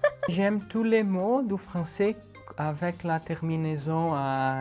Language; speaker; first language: French; non-native, learner; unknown